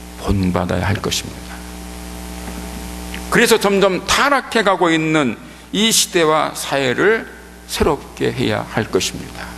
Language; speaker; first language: Korean; native; Korean